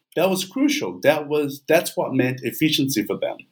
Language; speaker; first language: English; non-native, fluent; Portuguese